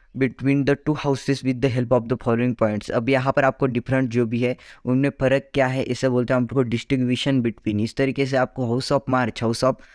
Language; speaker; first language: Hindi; non-native, local second language; Marathi